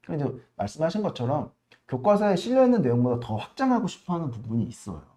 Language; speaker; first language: Korean; native; Korean